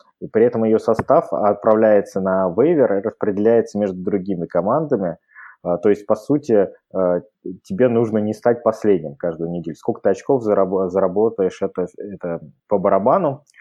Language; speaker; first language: Russian; native; Russian